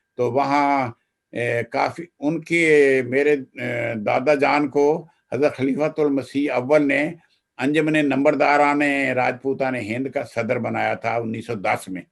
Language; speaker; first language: Urdu; non-native, local second language; Punjabi